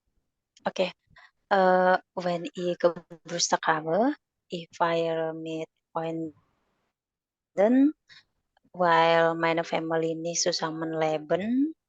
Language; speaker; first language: German; non-native, learner; Indonesian